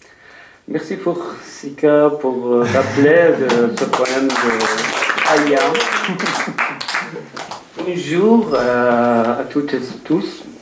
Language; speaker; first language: French; non-native, fluent; Persian